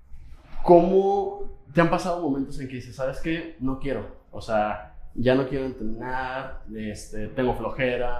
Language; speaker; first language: Spanish; native; Spanish